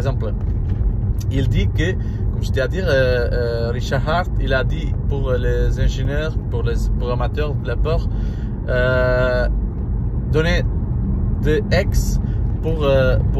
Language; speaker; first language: French; non-native, learner; Portuguese